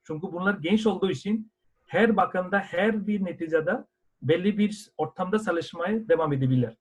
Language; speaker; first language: Turkish; non-native, fluent; Bangla